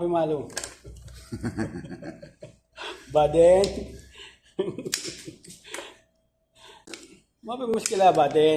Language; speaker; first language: Arabic; non-native, learner; Filipino